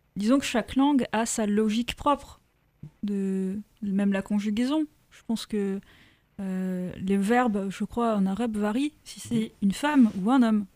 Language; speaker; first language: French; native; French